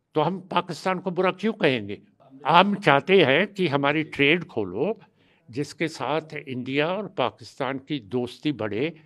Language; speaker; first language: Hindi; non-native, local second language; Punjabi